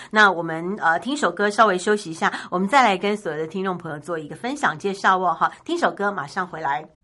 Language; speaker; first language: Chinese; native; Chinese